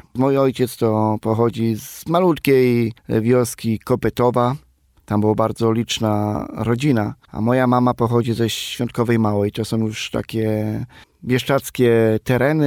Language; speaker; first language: Polish; non-native, local second language; Romany